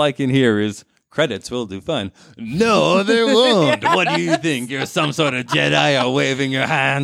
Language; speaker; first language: English; native; English